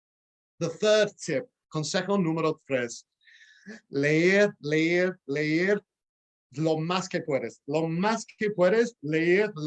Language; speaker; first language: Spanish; non-native, fluent; English